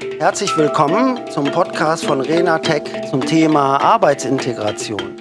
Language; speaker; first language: German; native; German